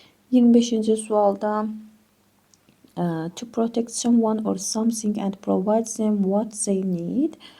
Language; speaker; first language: English; non-native, fluent; Azerbaijani